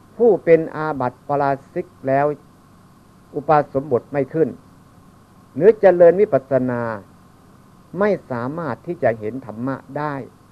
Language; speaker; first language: Thai; non-native, local second language; Northeastern Thai